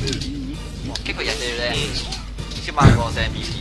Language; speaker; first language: Japanese; non-native, learner; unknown